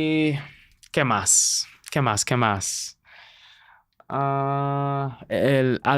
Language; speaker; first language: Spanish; non-native, learner; English